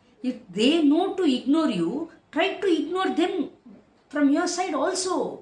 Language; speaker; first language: English; non-native, local second language; Tamil